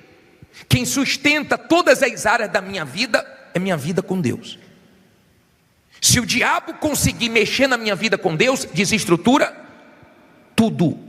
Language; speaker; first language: Portuguese; native; Portuguese